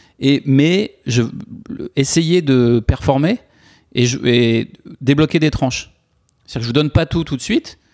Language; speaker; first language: French; native; French